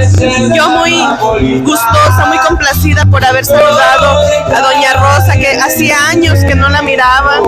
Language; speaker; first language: Spanish; native; Spanish